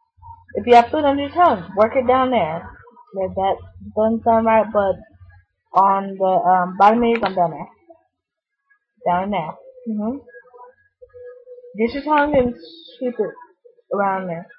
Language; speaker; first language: English; native; English